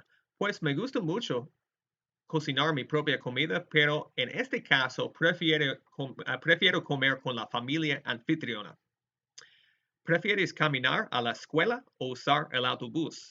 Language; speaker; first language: Spanish; non-native, fluent; English